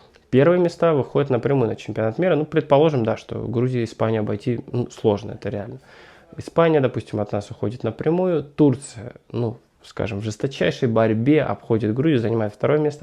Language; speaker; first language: Russian; native; Russian